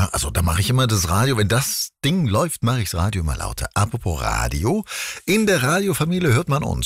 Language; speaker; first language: German; native; German